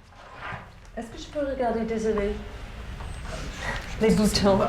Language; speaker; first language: French; non-native, learner; English